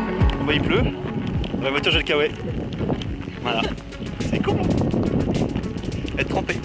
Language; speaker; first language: French; native; French